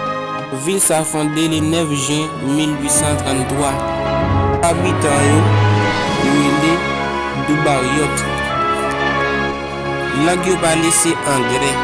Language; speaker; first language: French; non-native, learner; Haitian Creole